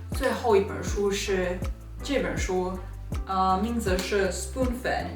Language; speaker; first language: Chinese; non-native, learner; Spanish